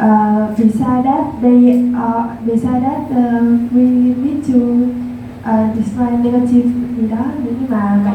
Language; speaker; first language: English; non-native, learner; Vietnamese